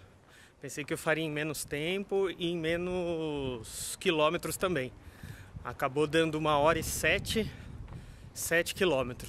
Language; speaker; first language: Portuguese; native; Portuguese